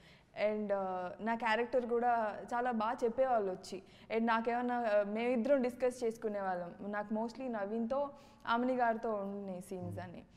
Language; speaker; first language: Telugu; native; Telugu